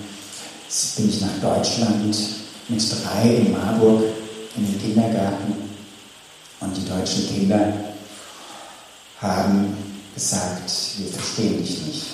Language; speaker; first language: German; early bilingual, other home language; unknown